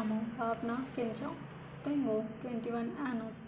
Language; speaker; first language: Spanish; non-native, learner; Telugu